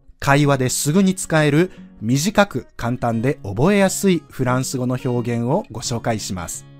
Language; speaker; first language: Japanese; native; Japanese